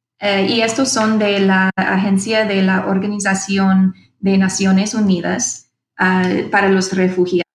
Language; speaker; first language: Spanish; non-native, fluent; English